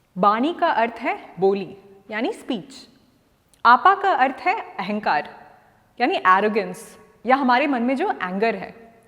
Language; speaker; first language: Hindi; non-native, local second language; Malayalam